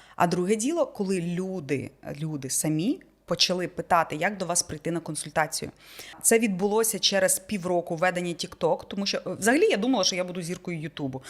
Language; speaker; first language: Ukrainian; non-native, local second language; Russian